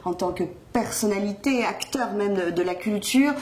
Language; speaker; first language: French; native; French